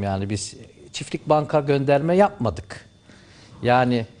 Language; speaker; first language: Turkish; native; Turkish